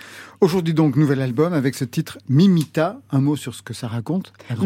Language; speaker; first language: French; native; French